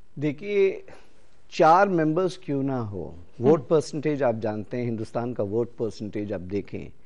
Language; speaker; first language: Hindi; non-native, local second language; Malayalam